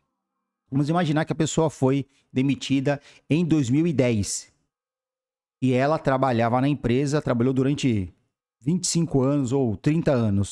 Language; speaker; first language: Portuguese; native; Portuguese